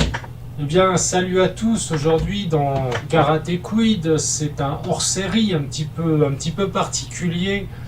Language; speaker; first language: French; native; French